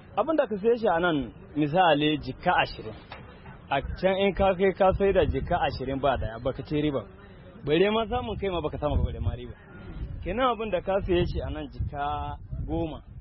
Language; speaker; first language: Hausa; non-native, local second language; Kanuri